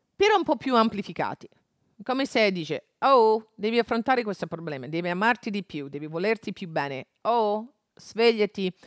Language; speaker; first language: Italian; non-native, fluent; English